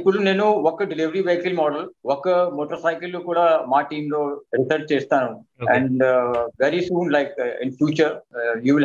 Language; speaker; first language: Telugu; non-native, local second language; Hindi